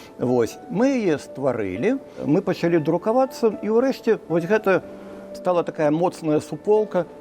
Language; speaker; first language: Belarusian; non-native, local second language; Russian